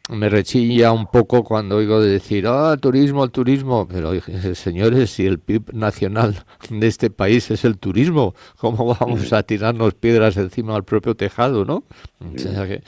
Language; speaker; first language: Spanish; native; Spanish